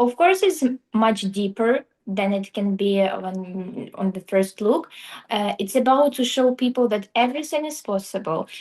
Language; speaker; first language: English; non-native, fluent; Russian